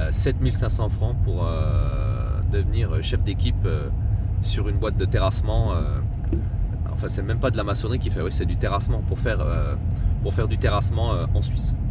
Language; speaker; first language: French; native; French